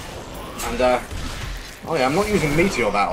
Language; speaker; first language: English; native; English